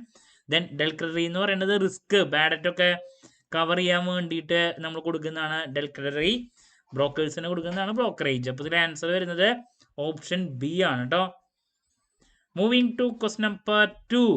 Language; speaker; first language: Malayalam; native; Malayalam